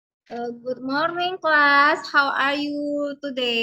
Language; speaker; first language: English; non-native, learner; Indonesian